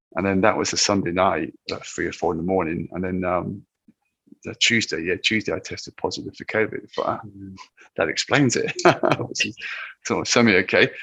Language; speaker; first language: English; native; English